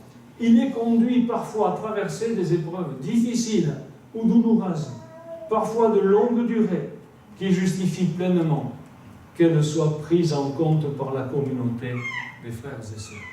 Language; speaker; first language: French; native; French